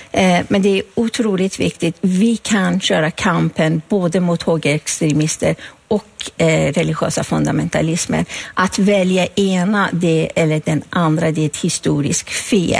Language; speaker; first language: Swedish; non-native, fluent; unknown